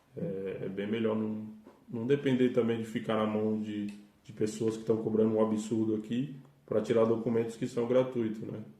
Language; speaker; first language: Portuguese; native; Portuguese